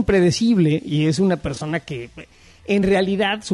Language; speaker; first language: Spanish; native; Spanish